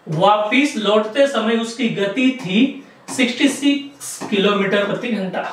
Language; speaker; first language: Hindi; non-native, local second language; Marathi